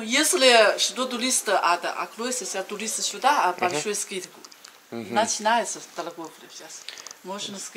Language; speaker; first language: Russian; non-native, learner; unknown